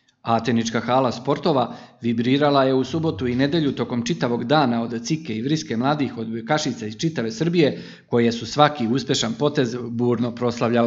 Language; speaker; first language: Serbian; native; Serbian